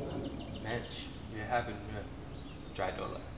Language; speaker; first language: German; non-native, learner; English